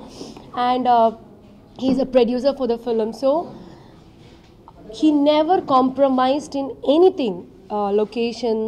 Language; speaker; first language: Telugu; non-native, learner; Malayalam